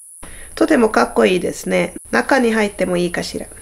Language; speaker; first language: Japanese; non-native, fluent; Hungarian